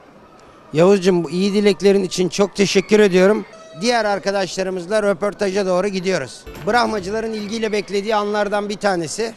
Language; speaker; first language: Turkish; native; Turkish